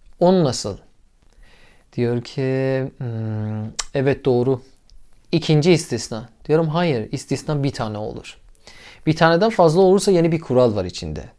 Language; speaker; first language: Turkish; non-native, fluent; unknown